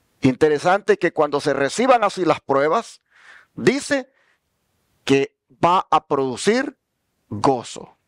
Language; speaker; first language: Spanish; native; Spanish